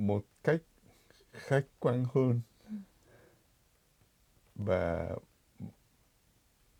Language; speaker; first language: Vietnamese; non-native, fluent; Japanese